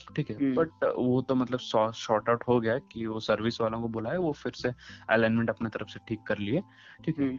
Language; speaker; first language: Hindi; non-native, local second language; Odia